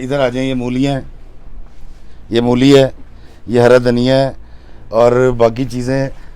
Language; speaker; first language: Hindi; non-native, local second language; Punjabi